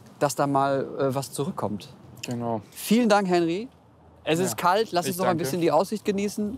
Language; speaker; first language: German; native; German